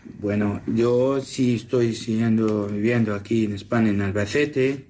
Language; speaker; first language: Spanish; non-native, learner; Assyrian Neo-Aramaic